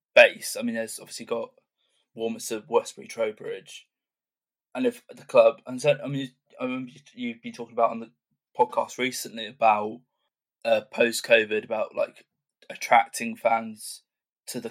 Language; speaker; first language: English; native; English